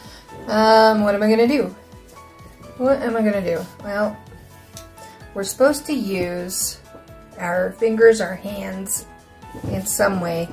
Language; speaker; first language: English; native; English